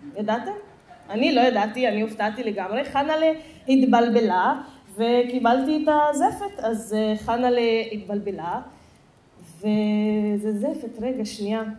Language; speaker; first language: Hebrew; non-native, local second language; Arabic